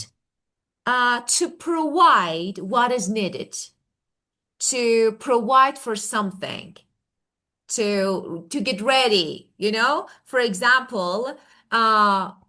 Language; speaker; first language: English; non-native, fluent; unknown